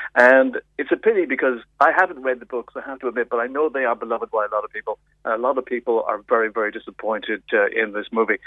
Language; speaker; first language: English; native; English